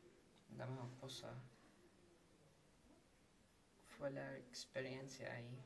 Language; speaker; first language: Spanish; non-native, learner; English